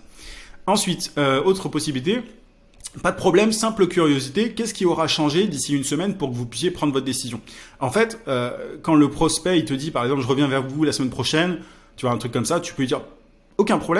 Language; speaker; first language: French; native; French